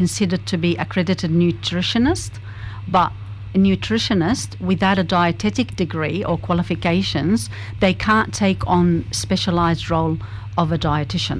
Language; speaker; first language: English; non-native, fluent; Arabic